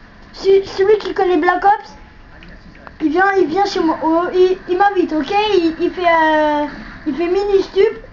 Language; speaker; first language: French; native; French